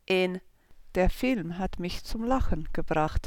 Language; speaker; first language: German; non-native, fluent; English